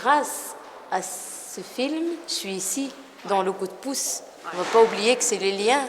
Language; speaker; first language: French; non-native, learner; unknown